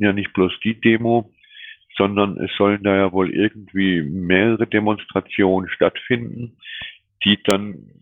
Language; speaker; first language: German; native; German